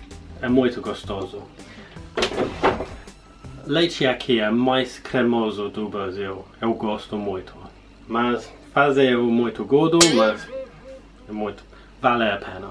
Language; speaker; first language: Portuguese; non-native, learner; English